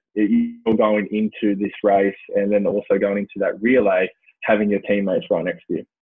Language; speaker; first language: English; native; English